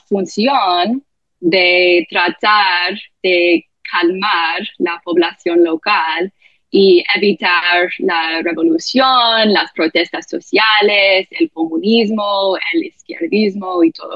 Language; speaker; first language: Spanish; non-native, fluent; English